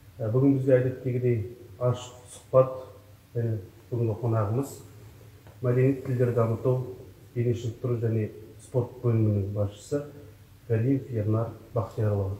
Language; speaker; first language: Kazakh; native; Kazakh